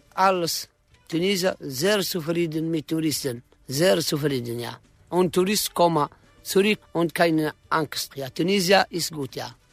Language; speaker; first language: German; non-native, learner; Arabic